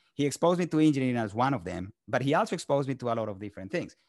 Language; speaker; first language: English; non-native, fluent; Spanish